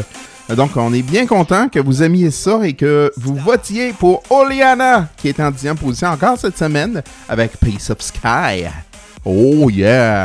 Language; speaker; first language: French; native; French